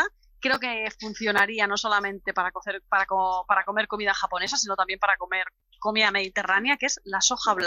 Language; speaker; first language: Spanish; native; Spanish